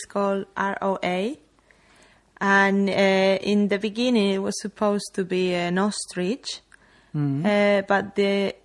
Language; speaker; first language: English; non-native, fluent; Spanish